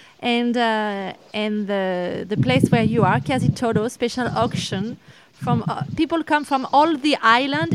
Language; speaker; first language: English; non-native, learner; French